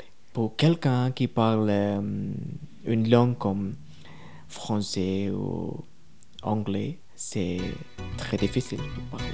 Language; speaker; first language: French; non-native, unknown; Tamil